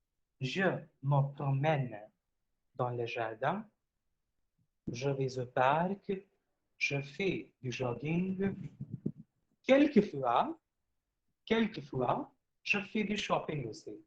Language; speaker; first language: French; non-native, fluent; Hindi